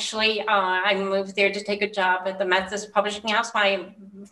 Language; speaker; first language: English; native; English